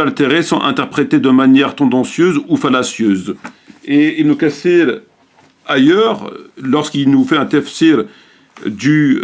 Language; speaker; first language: French; native; French